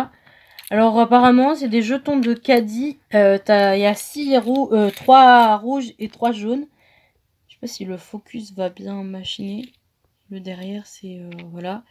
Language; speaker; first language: French; native; French